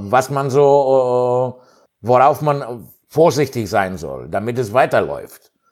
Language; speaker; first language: German; non-native, fluent; Greek